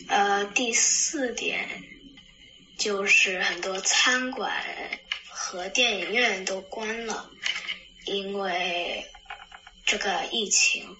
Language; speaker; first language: Chinese; early bilingual, heritage; Chinese